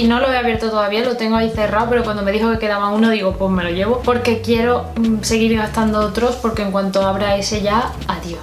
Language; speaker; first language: Spanish; native; Spanish